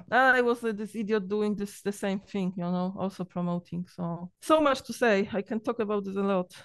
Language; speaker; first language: English; non-native, learner; Polish